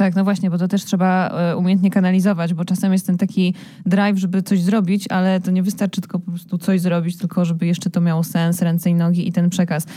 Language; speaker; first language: Polish; native; Polish